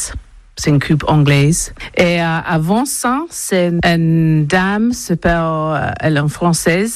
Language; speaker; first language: French; non-native, learner; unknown